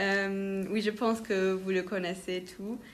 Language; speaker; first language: French; non-native, local second language; Luxembourgish